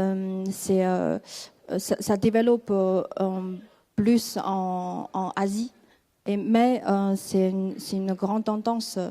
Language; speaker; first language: French; non-native, fluent; Chinese